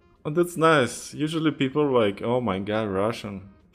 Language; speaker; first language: English; non-native, fluent; Russian